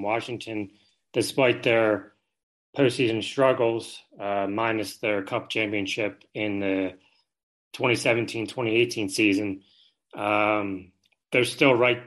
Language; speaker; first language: English; native; English